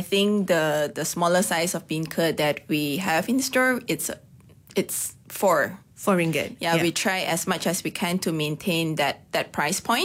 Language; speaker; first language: English; non-native, local second language; Cantonese